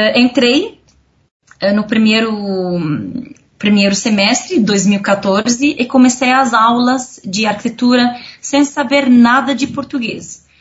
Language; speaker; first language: Portuguese; non-native, fluent; Arabic